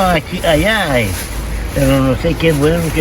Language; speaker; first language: Spanish; non-native, learner; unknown